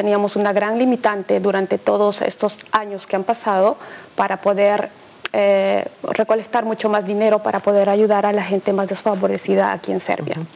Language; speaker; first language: Spanish; native; Spanish